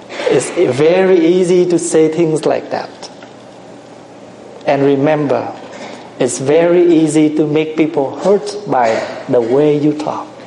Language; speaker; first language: English; non-native, fluent; Vietnamese